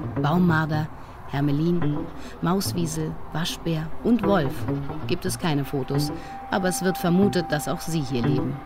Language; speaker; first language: German; native; German